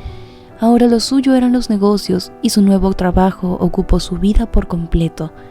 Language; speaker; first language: Spanish; native; Spanish